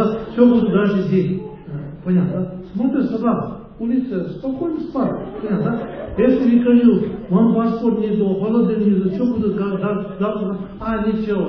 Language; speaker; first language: Russian; non-native, learner; Tibetan